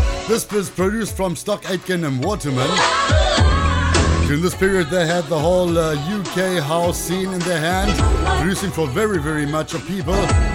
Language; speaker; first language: English; non-native, fluent; Italian